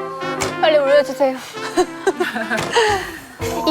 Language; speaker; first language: Korean; non-native, fluent; Chinese